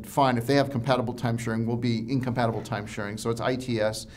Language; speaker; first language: English; native; English